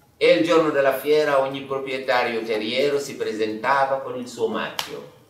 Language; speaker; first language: Italian; non-native, fluent; Wolof